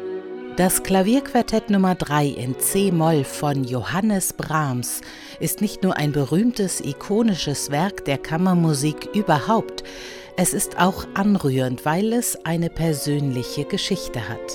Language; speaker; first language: German; native; German